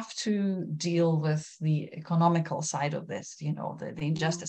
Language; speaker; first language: English; non-native, fluent; Lithuanian